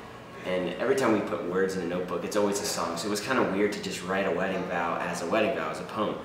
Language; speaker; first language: English; native; English